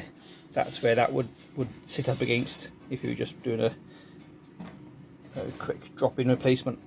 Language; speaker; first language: English; native; English